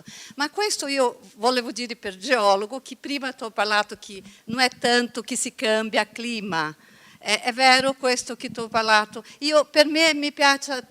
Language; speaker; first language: Italian; non-native, learner; Portuguese